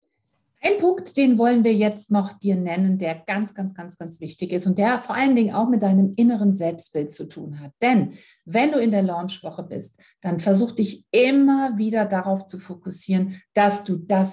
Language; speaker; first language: German; native; German